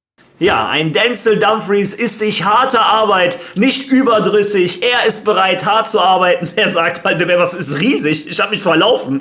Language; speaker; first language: German; native; German